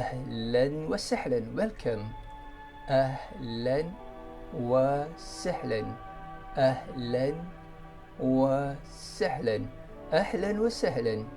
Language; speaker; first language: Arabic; non-native, fluent; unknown